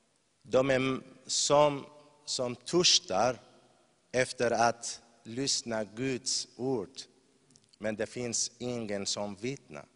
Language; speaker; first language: Swedish; non-native, fluent; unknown